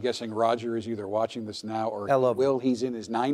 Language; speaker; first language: English; native; English